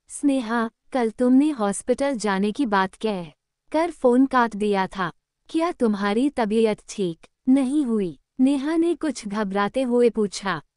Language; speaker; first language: Hindi; native; Hindi